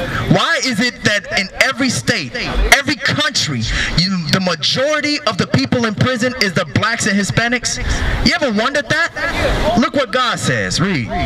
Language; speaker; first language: English; native; English